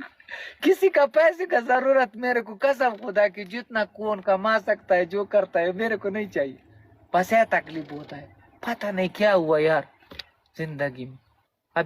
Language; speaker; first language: Hindi; non-native, fluent; Pashto